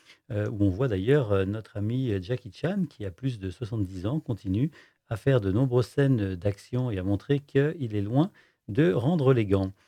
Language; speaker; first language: French; native; French